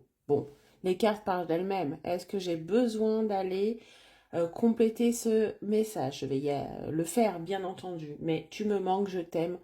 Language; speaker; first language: French; native; French